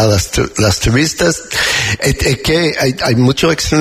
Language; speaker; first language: Spanish; non-native, learner; English